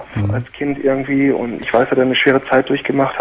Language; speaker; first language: German; native; German